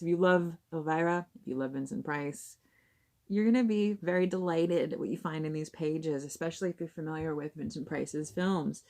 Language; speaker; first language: English; native; English